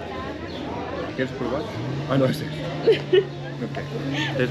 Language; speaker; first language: Spanish; non-native, learner; Korean